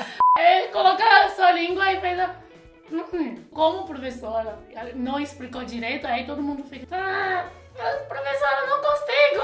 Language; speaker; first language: Portuguese; non-native, fluent; Chinese